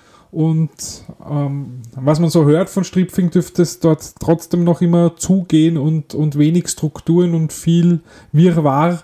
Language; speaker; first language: German; native; German